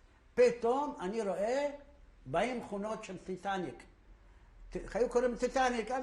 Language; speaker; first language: Hebrew; non-native, fluent; Yiddish